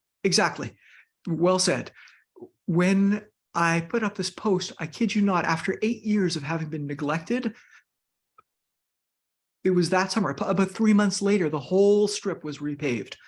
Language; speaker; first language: English; native; English